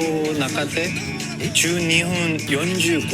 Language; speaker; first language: Japanese; non-native, learner; Korean